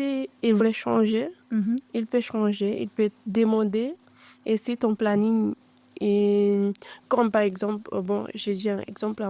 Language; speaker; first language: French; non-native, learner; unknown